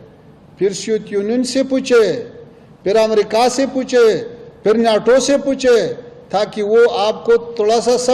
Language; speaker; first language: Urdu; non-native, fluent; Pashto